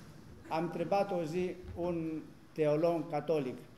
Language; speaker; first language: Romanian; non-native, learner; Greek